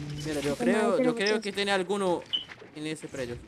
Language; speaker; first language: Spanish; non-native, learner; Portuguese